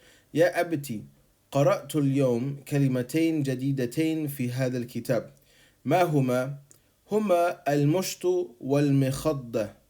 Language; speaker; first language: Arabic; non-native, fluent; English